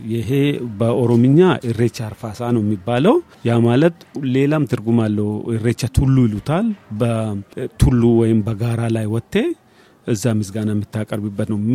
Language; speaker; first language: Amharic; non-native, local second language; Oromo